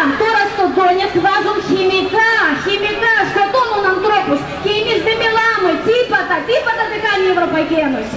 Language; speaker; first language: Greek; non-native, fluent; Russian